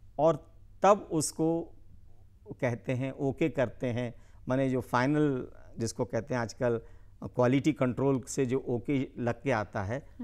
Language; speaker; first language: Hindi; native; Hindi